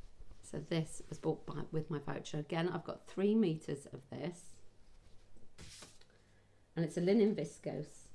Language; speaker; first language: English; native; English